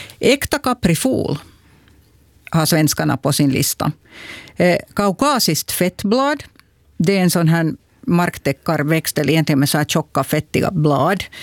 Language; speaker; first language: Swedish; native; Swedish